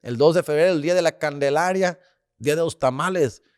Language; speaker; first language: Spanish; early bilingual, heritage; Spanish